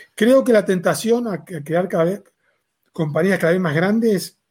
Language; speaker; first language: Spanish; native; Spanish